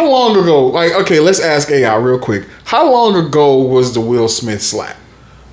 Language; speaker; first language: English; native; English